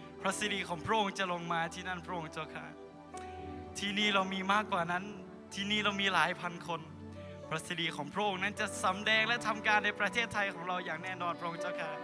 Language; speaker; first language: Thai; native; Thai